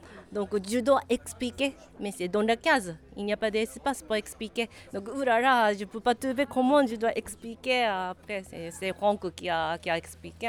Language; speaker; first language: French; non-native, learner; Japanese